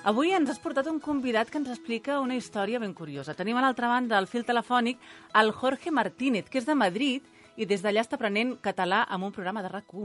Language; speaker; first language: Catalan; native; Catalan